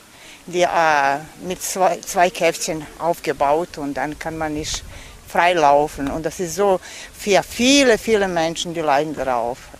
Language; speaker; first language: German; non-native, learner; Serbian